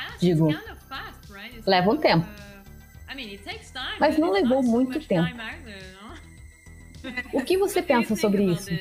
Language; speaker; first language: Portuguese; non-native, learner; English